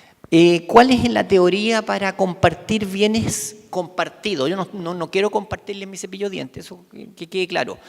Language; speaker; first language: Spanish; native; Spanish